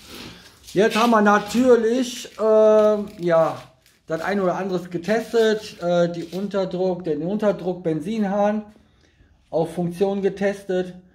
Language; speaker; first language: German; native; German